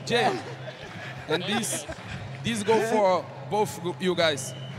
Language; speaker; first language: English; non-native, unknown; Portuguese